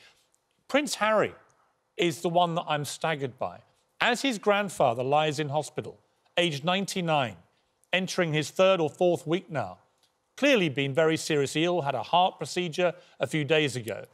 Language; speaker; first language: English; native; English